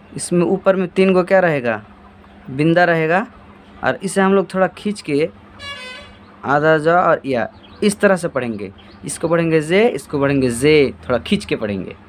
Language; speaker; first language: Hindi; native; Hindi